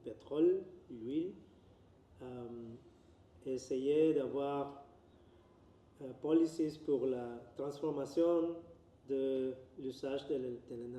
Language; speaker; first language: French; non-native, learner; Spanish